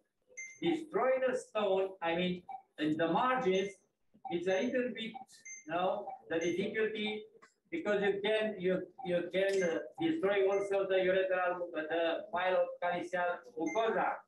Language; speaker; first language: English; non-native, fluent; Romanian